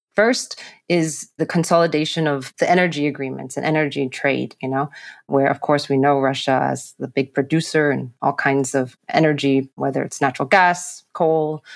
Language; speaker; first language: English; non-native, local second language; Cantonese